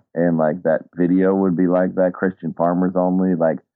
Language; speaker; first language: English; native; English